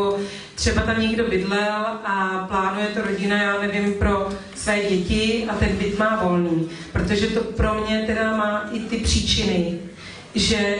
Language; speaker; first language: Czech; native; Czech